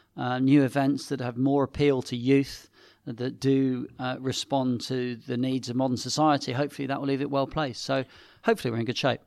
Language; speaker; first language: English; native; English